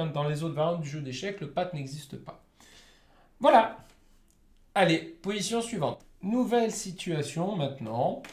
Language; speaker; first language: French; native; French